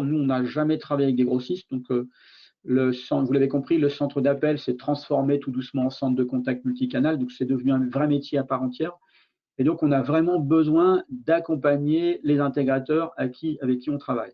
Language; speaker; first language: French; native; French